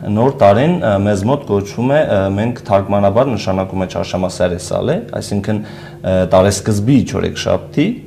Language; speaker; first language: Armenian; non-native, local second language; Kurdish